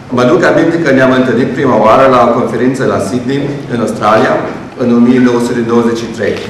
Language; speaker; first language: Romanian; non-native, local second language; German